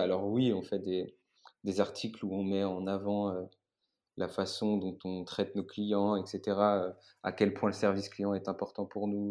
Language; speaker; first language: French; native; French